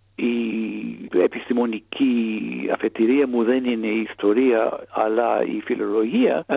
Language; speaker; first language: Greek; non-native, fluent; English